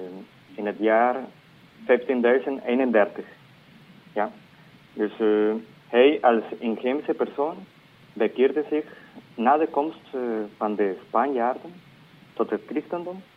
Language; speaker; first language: Dutch; non-native, fluent; Spanish